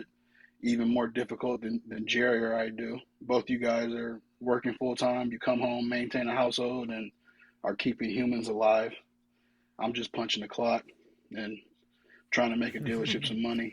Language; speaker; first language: English; native; English